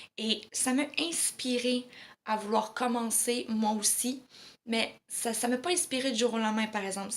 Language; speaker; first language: French; native; French